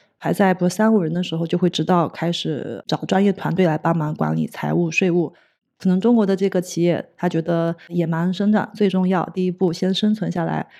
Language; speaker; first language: Chinese; native; Chinese